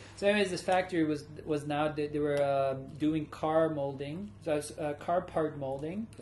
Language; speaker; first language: English; early bilingual, other home language; German